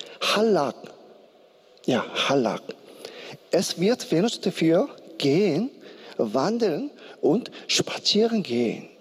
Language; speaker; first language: German; non-native, learner; Korean